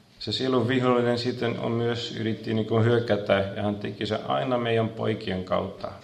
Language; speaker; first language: Finnish; non-native, fluent; Dutch